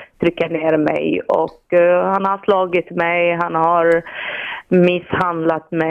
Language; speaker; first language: Swedish; non-native, fluent; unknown